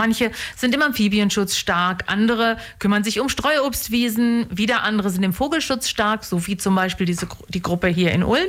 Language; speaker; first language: German; native; German